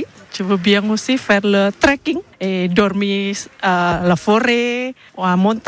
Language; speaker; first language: French; non-native, learner; Indonesian